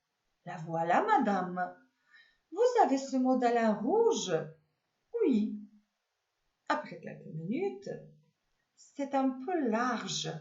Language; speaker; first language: French; non-native, fluent; Macedonian